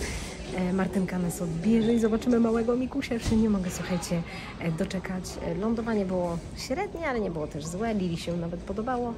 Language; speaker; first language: Polish; native; Polish